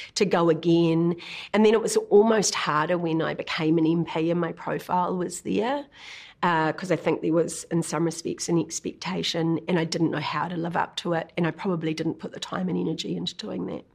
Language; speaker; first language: English; native; English